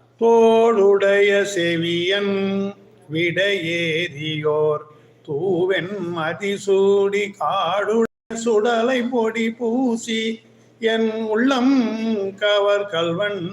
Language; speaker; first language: Tamil; native; Tamil